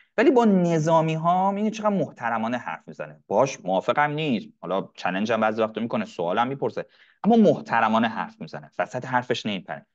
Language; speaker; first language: Persian; non-native, local second language; Arabic